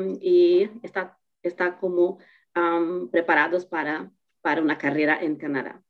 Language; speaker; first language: Spanish; non-native, learner; Portuguese